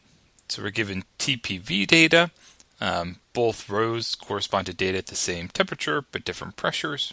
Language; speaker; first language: English; native; English